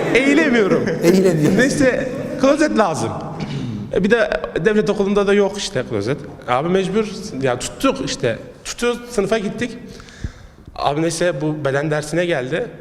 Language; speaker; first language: Turkish; native; Turkish